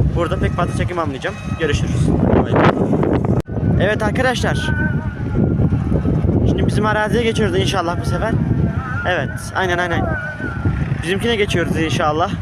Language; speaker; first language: Turkish; native; Turkish